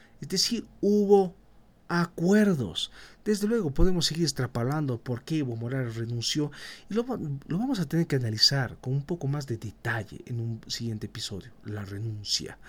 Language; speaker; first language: Spanish; native; Spanish